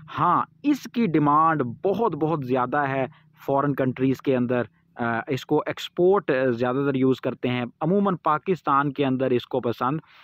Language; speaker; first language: Urdu; non-native, local second language; Punjabi